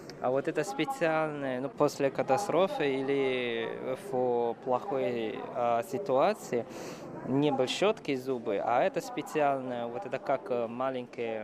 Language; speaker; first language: Russian; non-native, fluent; Chinese